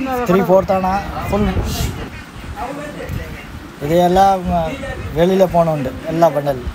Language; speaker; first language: Malayalam; non-native, local second language; Hindi